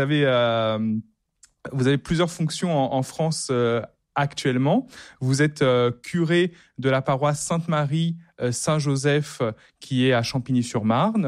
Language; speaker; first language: French; native; French